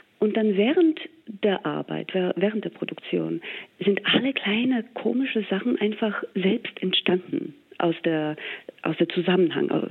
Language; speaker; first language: German; non-native, fluent; English